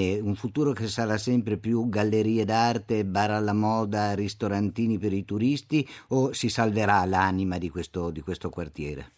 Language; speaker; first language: Italian; native; Italian